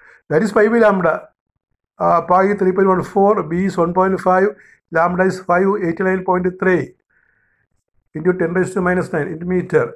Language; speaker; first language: English; non-native, local second language; Malayalam